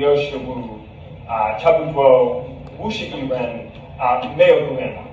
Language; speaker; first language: Chinese; non-native, learner; English